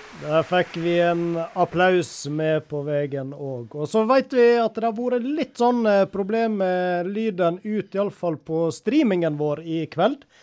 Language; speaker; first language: Norwegian; native; Norwegian